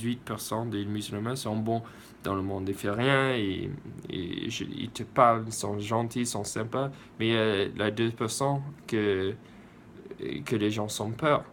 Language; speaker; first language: French; non-native, learner; English